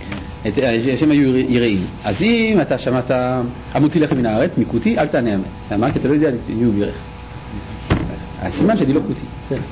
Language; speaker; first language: Hebrew; native; Hebrew